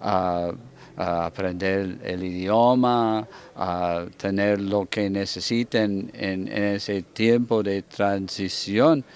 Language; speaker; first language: Spanish; non-native, fluent; English